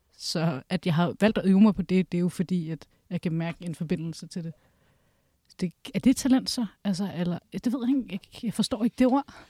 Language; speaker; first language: Danish; early bilingual, other home language; Kurdish